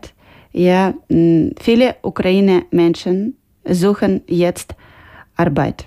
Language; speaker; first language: German; non-native, learner; Ukrainian